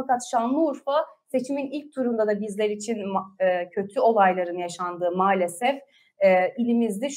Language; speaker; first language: Turkish; native; Turkish